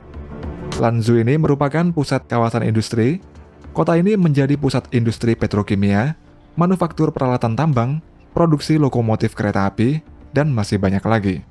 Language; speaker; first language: Indonesian; native; Indonesian